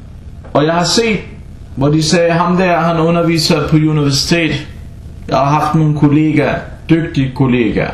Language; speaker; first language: Danish; early bilingual, other home language; Arabic